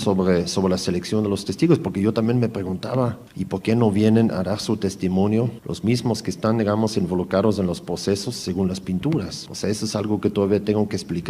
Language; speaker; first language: Spanish; native; Spanish